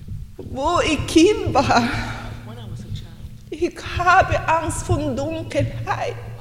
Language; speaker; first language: German; non-native, learner; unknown